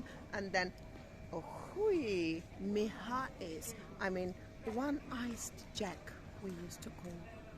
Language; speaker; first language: English; non-native, fluent; Russian